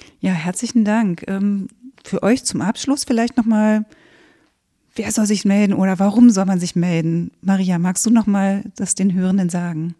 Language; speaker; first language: German; native; German